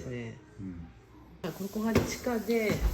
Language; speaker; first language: Japanese; native; Japanese